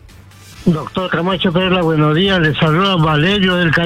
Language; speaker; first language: Spanish; native; Spanish